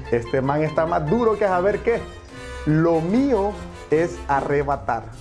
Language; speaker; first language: Spanish; native; Spanish